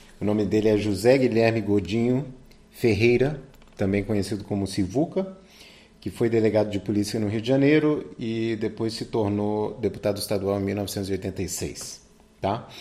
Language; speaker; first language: Portuguese; native; Portuguese